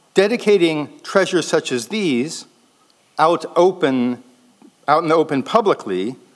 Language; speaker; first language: English; native; English